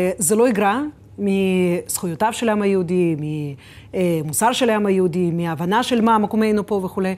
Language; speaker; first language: Hebrew; non-native, fluent; Russian